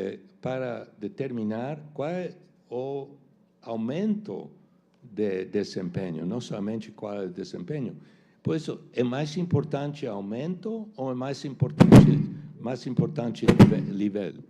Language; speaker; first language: Portuguese; non-native, fluent; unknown